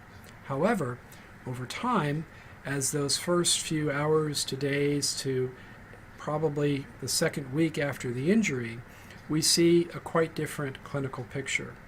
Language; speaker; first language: English; native; English